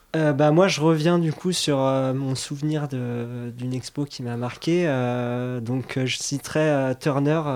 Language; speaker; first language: French; native; French